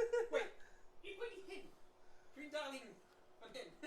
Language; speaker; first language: Welsh; native; Welsh